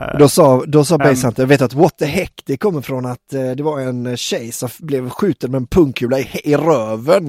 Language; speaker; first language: Swedish; native; Swedish